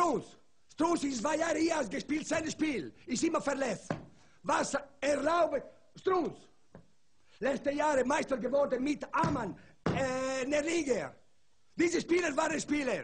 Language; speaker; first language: German; non-native, learner; Italian